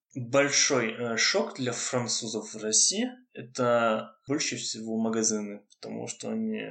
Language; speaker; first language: Russian; non-native, fluent; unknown